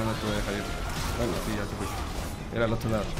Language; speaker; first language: Spanish; native; Spanish